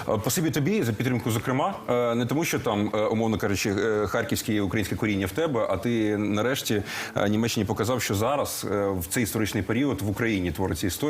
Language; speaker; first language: Ukrainian; native; Ukrainian